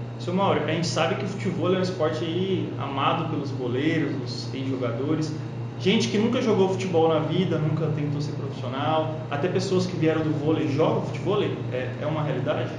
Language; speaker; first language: Portuguese; native; Portuguese